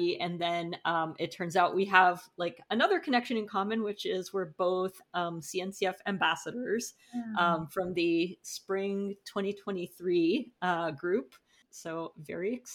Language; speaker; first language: English; non-native, fluent; Portuguese